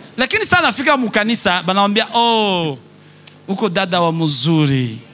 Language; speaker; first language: Swahili; native; Swahili